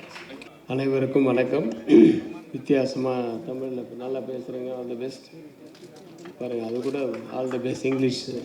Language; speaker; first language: Tamil; native; Tamil